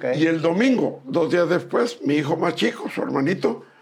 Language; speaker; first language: Spanish; native; Spanish